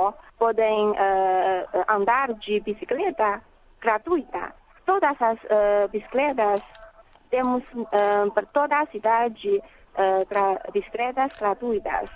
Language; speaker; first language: Portuguese; non-native, fluent; Chinese